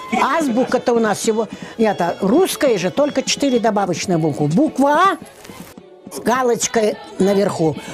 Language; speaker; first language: Russian; non-native, local second language; Chuvash